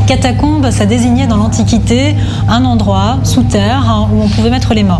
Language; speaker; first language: French; native; French